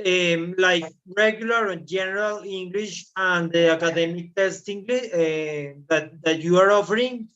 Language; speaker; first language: English; non-native, fluent; Spanish